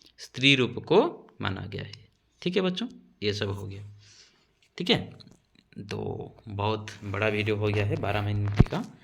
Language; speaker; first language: Hindi; non-native, local second language; Odia